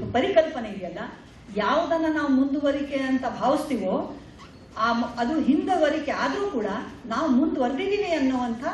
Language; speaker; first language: Kannada; non-native, local second language; Lambadi